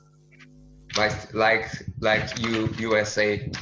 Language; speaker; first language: English; non-native, learner; Portuguese